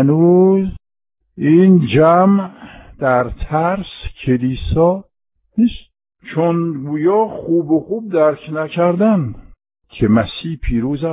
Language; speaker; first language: Persian; non-native, fluent; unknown